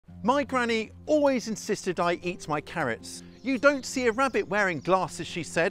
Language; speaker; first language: English; native; English